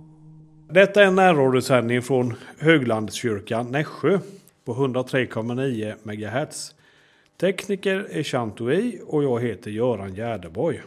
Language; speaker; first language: Swedish; native; Swedish